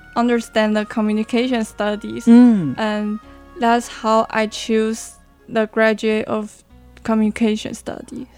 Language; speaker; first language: English; non-native, learner; Chinese